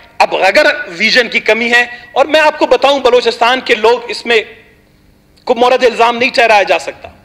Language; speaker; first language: Urdu; non-native, local second language; Baluchi